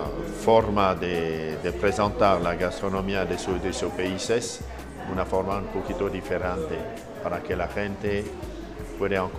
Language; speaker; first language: Spanish; non-native, fluent; French